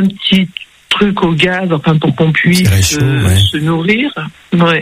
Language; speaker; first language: French; early bilingual, other home language; Spanish